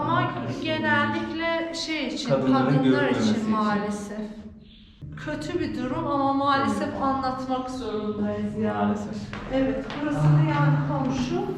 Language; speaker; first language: Turkish; non-native, fluent; Persian